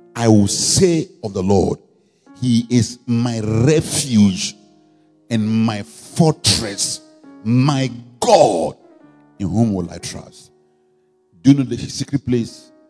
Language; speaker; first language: English; non-native, local second language; Akan